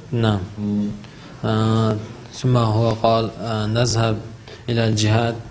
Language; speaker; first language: Arabic; non-native, learner; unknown